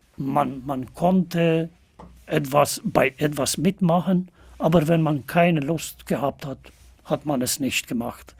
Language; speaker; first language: German; non-native, fluent; Albanian